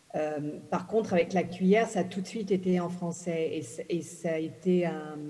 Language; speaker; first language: French; early bilingual, other home language; English